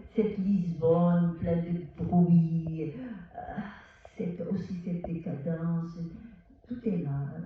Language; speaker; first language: French; non-native, fluent; Portuguese